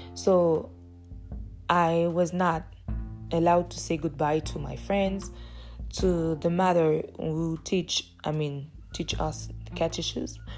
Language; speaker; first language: English; early bilingual, other home language; Lingala